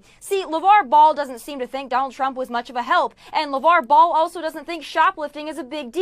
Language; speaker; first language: English; native; English